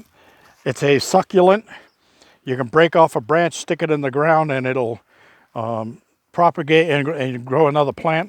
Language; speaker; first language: English; native; English